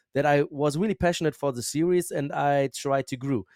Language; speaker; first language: English; non-native, fluent; German